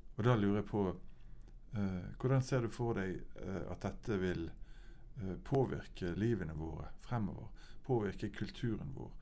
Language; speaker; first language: Norwegian; native; Norwegian